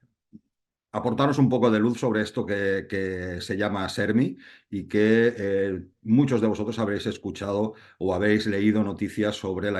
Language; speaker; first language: Spanish; native; Spanish